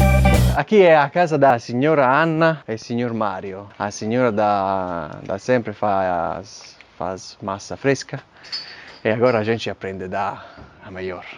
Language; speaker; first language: Portuguese; non-native, fluent; Italian